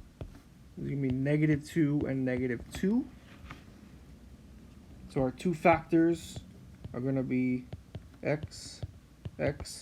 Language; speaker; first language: English; native; English